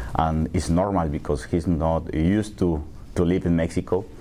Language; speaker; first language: English; non-native, learner; Spanish